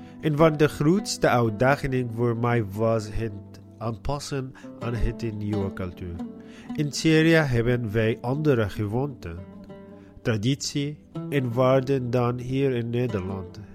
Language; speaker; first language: Dutch; non-native, learner; Arabic